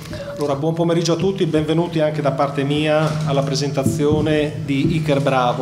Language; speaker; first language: Italian; native; Italian